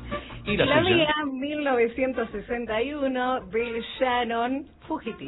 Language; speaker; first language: Spanish; native; Spanish